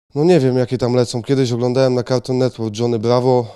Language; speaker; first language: Polish; native; Polish